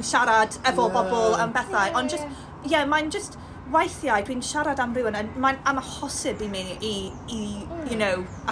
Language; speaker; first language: Welsh; non-native, learner; English